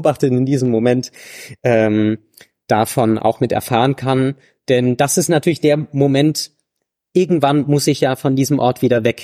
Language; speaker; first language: German; native; German